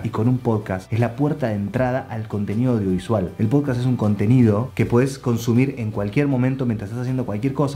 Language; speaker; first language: Spanish; native; Spanish